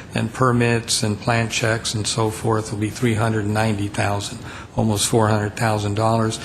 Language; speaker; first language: English; native; English